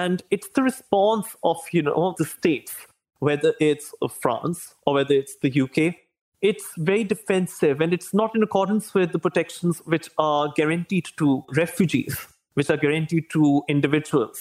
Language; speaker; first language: English; non-native, local second language; Urdu